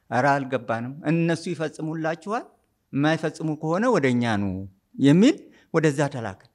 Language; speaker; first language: Amharic; non-native, local second language; Oromo